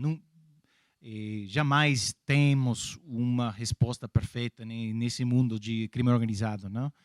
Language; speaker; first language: Portuguese; non-native, fluent; English